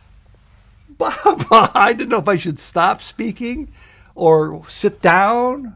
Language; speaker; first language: English; native; English